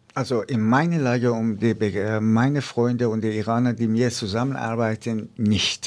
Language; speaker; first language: German; non-native, fluent; Persian